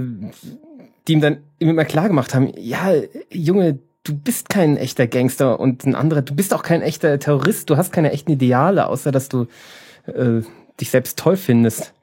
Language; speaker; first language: German; native; German